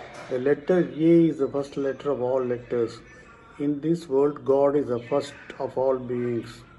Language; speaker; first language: English; non-native, local second language; Tamil